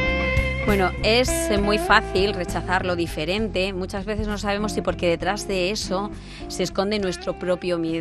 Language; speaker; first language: Spanish; native; Spanish